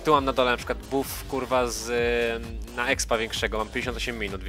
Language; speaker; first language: Polish; native; Polish